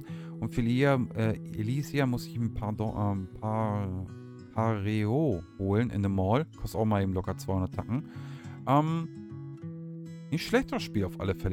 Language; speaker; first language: German; native; German